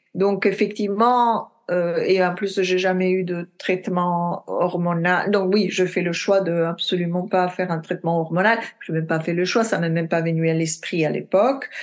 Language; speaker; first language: French; non-native, fluent; Italian